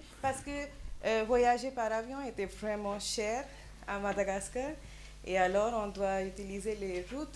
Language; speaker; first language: French; non-native, fluent; German